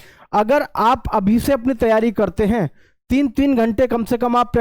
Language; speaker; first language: Hindi; native; Hindi